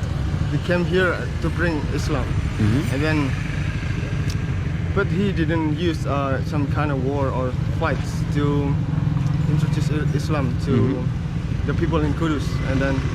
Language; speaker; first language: English; non-native, fluent; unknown